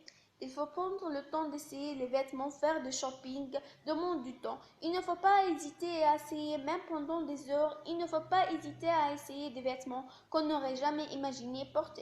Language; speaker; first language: French; non-native, local second language; Arabic